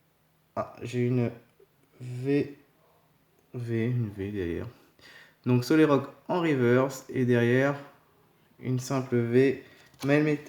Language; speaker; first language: French; native; French